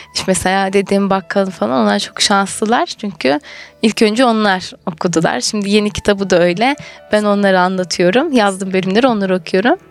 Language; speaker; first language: Turkish; native; Turkish